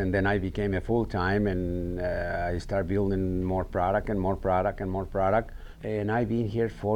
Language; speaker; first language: English; non-native, learner; Spanish